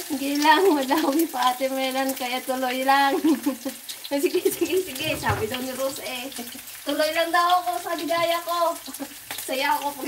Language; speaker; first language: Filipino; non-native, local second language; Hiligaynon